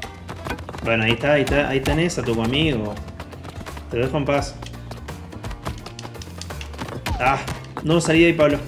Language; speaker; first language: Spanish; native; Spanish